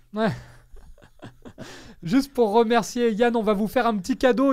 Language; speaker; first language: French; native; French